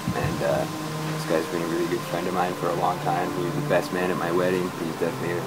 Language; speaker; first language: English; native; English